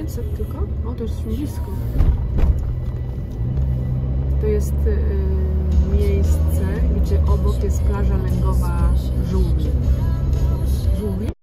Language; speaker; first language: Polish; native; Polish